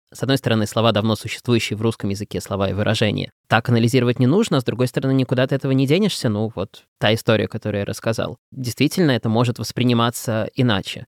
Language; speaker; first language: Russian; native; Russian